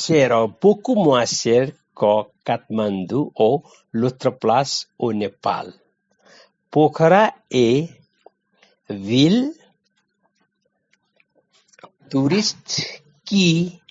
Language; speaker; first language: French; non-native, learner; Nepali